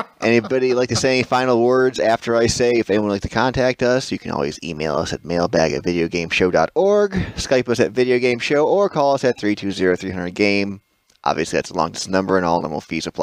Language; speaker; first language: English; native; English